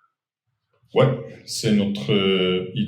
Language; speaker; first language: French; non-native, fluent; German